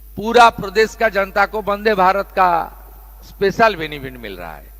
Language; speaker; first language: Hindi; non-native, local second language; Bangla